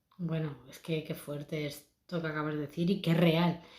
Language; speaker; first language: Spanish; native; Spanish